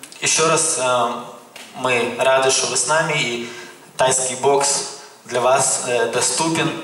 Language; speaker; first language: Russian; native; Russian